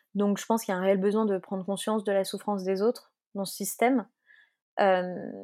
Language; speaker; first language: French; native; French